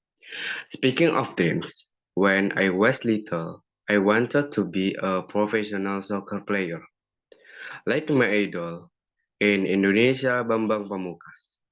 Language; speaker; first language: English; non-native, learner; Indonesian